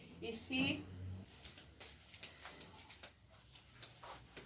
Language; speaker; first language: French; non-native, learner; Portuguese